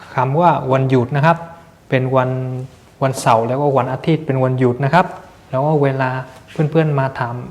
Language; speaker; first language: Thai; non-native, fluent; Vietnamese